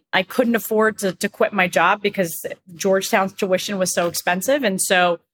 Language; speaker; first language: English; native; English